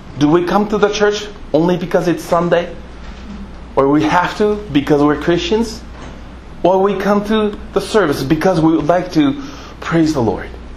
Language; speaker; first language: English; non-native, fluent; Japanese